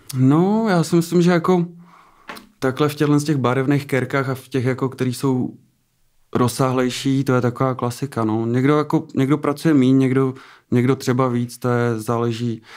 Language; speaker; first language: Czech; native; Czech